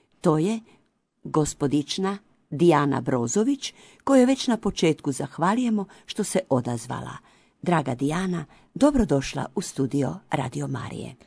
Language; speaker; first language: Croatian; native; Croatian